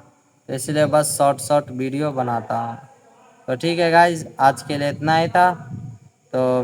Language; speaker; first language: Hindi; native; Hindi